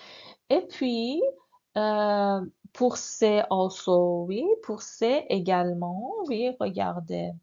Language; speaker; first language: French; non-native, fluent; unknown